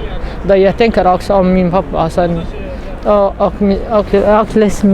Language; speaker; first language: Swedish; non-native, learner; Tigrinya